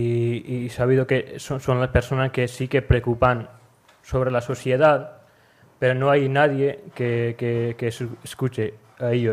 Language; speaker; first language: Spanish; non-native, learner; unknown